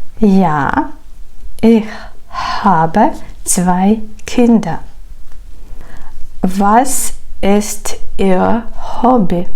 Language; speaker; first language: German; non-native, fluent; Ukrainian